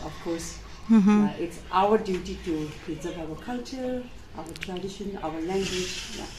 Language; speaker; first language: English; non-native, fluent; Tibetan